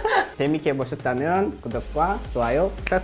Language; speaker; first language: Korean; non-native, fluent; Kinyarwanda